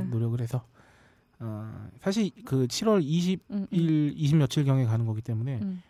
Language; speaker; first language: Korean; native; Korean